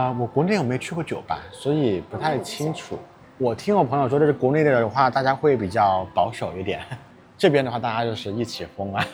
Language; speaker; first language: Chinese; native; Chinese